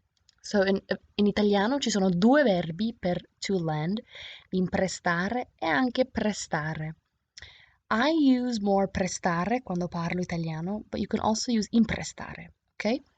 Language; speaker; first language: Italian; non-native, fluent; English